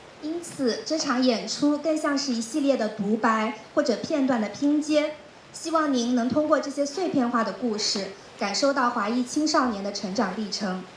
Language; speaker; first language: Chinese; early bilingual, heritage; Chinese